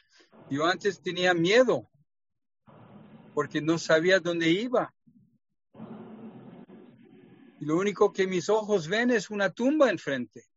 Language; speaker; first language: Spanish; non-native, fluent; English